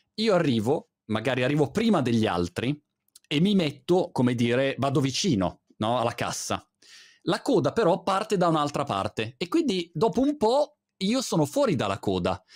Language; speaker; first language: Italian; native; Italian